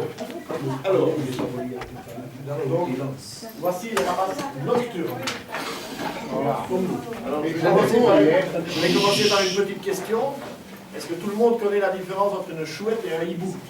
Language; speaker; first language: French; native; French